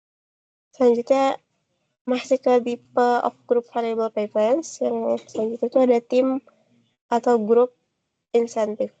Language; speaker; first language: Indonesian; native; Indonesian